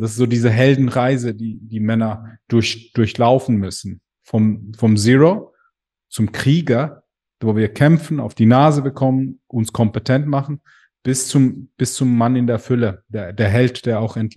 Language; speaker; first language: German; native; German